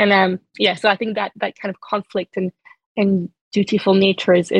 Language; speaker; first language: English; non-native, fluent; French